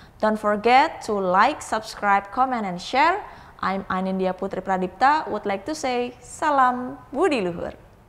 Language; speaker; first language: English; non-native, fluent; Indonesian